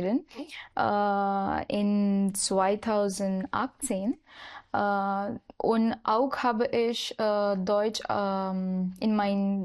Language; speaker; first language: German; non-native, learner; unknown